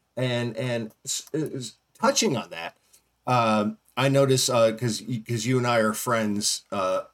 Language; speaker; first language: English; native; English